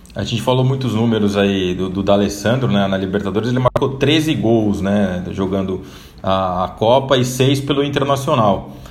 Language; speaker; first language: Portuguese; native; Portuguese